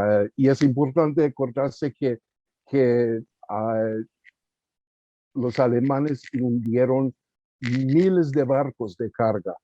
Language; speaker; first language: Spanish; early bilingual, heritage; Spanish